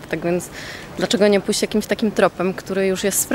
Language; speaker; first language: Polish; native; Polish